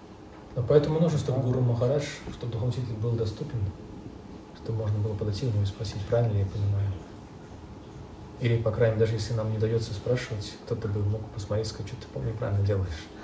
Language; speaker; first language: Russian; native; Russian